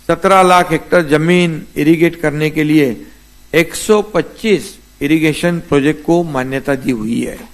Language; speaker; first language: Hindi; non-native, local second language; Marathi